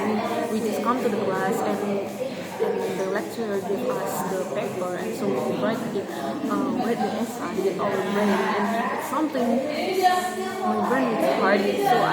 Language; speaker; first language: English; non-native, learner; Indonesian